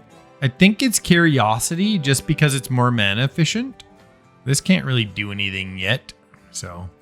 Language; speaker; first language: English; native; English